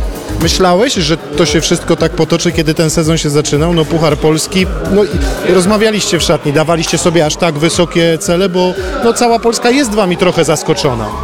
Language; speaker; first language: Polish; native; Polish